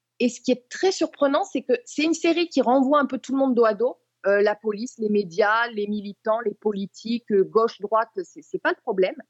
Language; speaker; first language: French; native; French